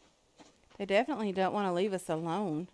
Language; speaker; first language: English; native; English